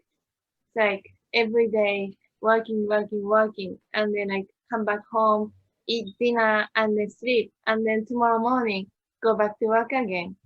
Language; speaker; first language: English; non-native, learner; Japanese